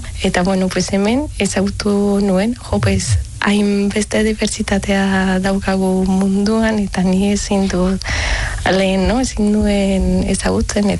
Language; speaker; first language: Basque; non-native, learner; Spanish